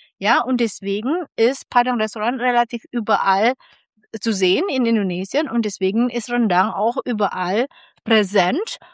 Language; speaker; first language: German; non-native, fluent; Indonesian